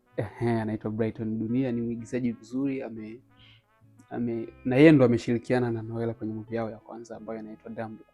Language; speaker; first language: Swahili; native; Swahili